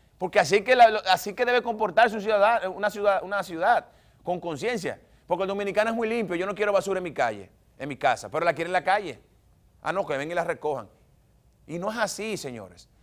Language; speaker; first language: Spanish; native; Spanish